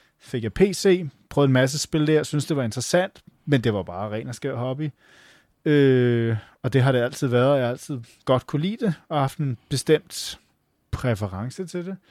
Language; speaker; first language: Danish; native; Danish